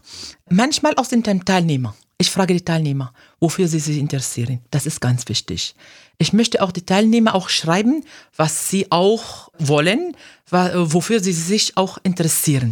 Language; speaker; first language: German; non-native, fluent; Arabic